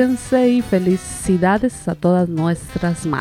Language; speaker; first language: Spanish; native; Spanish